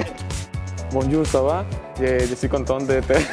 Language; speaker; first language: French; non-native, learner; Spanish